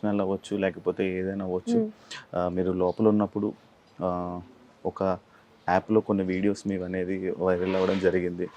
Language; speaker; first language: Telugu; native; Telugu